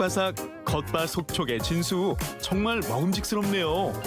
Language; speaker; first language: Korean; native; Korean